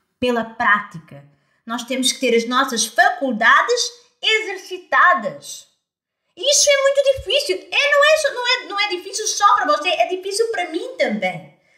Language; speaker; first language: Portuguese; native; Portuguese